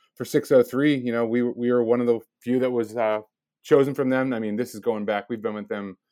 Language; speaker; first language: English; native; English